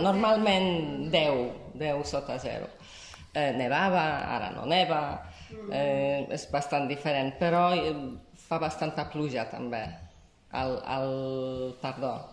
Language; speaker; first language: Catalan; non-native, fluent; Polish